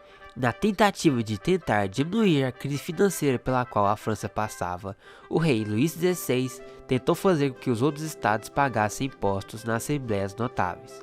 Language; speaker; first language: Portuguese; native; Portuguese